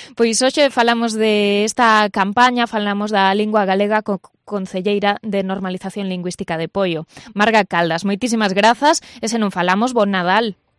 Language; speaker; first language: Galician; native; Galician